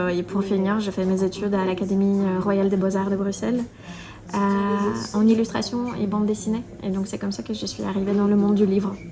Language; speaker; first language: French; non-native, fluent; Russian